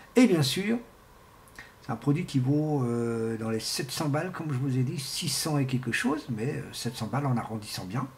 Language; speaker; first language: French; non-native, fluent; Portuguese